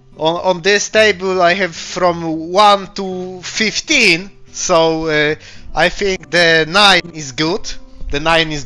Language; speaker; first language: English; non-native, learner; Polish